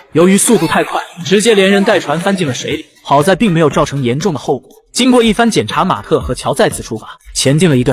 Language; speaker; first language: Chinese; native; Chinese